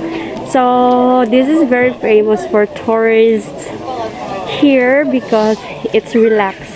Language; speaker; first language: English; non-native, local second language; Filipino